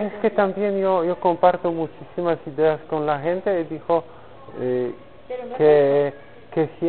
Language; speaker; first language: Spanish; non-native, learner; Polish